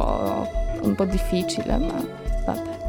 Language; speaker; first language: Italian; non-native, learner; Polish